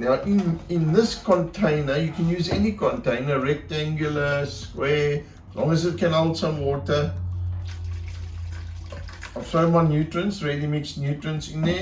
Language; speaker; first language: English; native; English